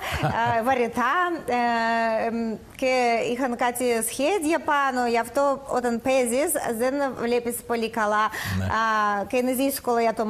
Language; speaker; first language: Greek; non-native, learner; Russian